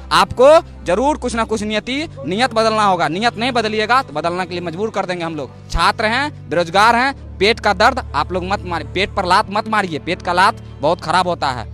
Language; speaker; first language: Hindi; native; Hindi